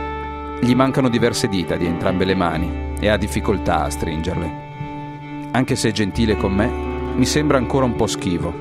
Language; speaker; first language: Italian; native; Italian